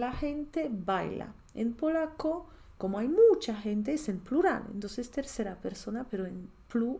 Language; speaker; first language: Spanish; non-native, fluent; Polish